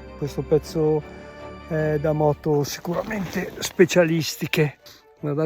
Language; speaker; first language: Italian; native; Italian